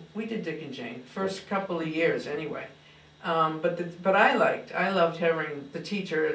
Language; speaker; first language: English; native; English